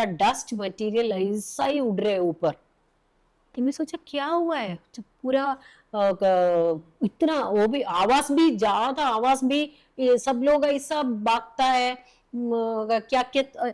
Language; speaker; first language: Hindi; non-native, local second language; Malayalam